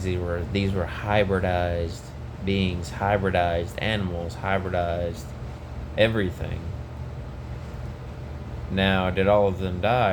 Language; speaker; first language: English; native; English